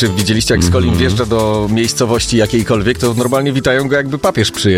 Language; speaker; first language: Polish; native; Polish